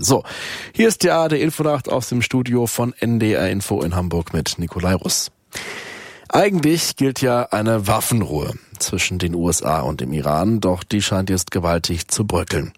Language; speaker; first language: German; native; German